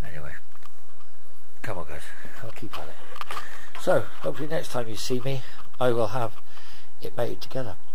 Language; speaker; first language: English; native; English